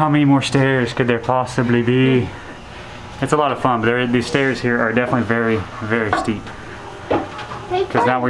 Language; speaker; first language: English; native; English